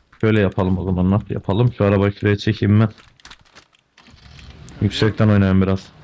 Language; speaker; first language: Turkish; native; Turkish